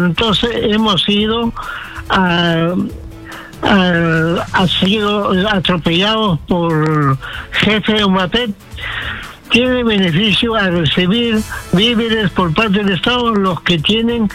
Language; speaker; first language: Spanish; native; Spanish